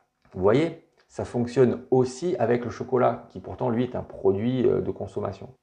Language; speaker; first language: French; native; French